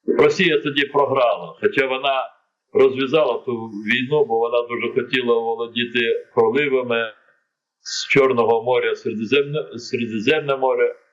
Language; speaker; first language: Ukrainian; non-native, local second language; Crimean Tatar